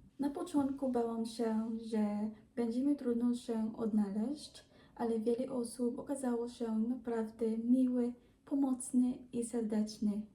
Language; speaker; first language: Polish; non-native, learner; Filipino